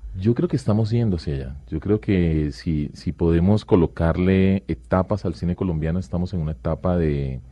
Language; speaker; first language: Spanish; native; Spanish